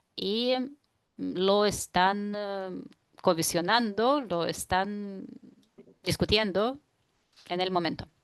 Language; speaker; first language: Spanish; non-native, fluent; Russian